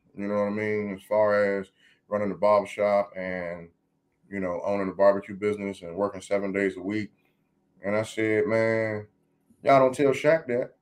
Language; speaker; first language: English; native; English